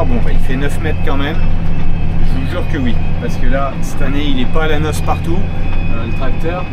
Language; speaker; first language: French; native; French